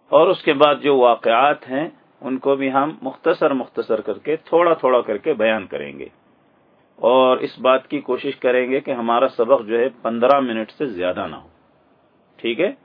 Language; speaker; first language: Urdu; native; Urdu